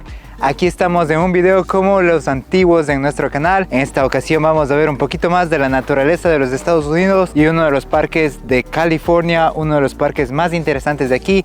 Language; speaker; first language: Spanish; native; Spanish